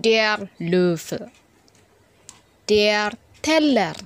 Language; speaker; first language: German; non-native, learner; Indonesian